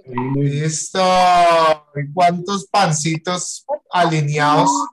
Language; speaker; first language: Spanish; native; Spanish